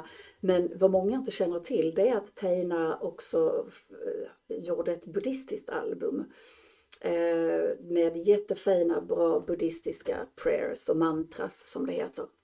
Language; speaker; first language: Swedish; native; Swedish